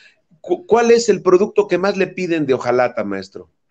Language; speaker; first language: Spanish; native; Spanish